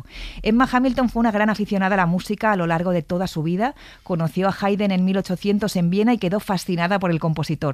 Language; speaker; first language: Spanish; native; Spanish